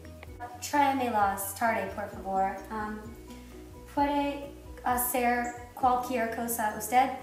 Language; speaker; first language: Spanish; non-native, learner; English